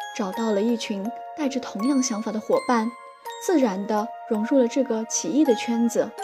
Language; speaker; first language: Chinese; native; Chinese